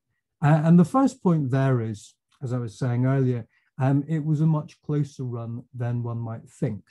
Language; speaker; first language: English; native; English